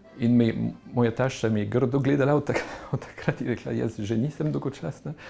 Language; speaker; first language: Slovenian; non-native, fluent; French